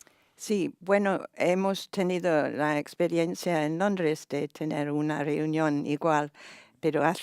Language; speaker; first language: Spanish; non-native, fluent; English